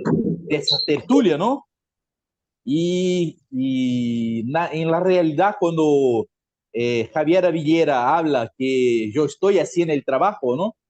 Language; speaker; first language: Spanish; non-native, fluent; Portuguese